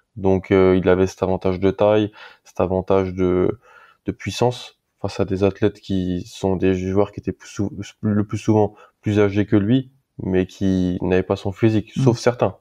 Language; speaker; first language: French; native; French